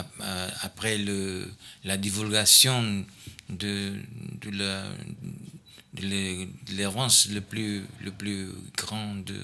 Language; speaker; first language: French; non-native, fluent; Portuguese